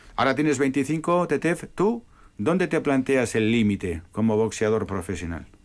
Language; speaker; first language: Spanish; native; Spanish